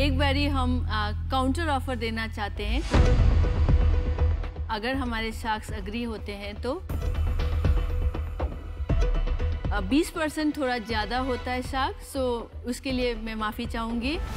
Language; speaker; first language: Hindi; non-native, local second language; Nepali